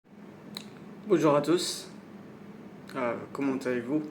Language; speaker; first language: French; non-native, learner; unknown